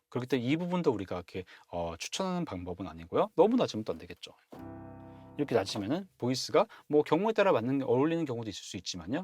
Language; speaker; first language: Korean; native; Korean